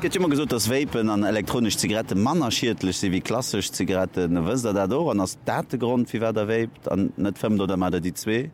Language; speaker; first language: German; non-native, local second language; Luxembourgish